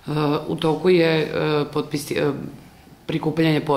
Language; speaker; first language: Serbian; native; Serbian